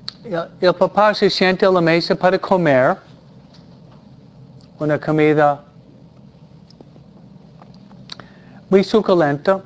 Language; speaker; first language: Spanish; non-native, fluent; English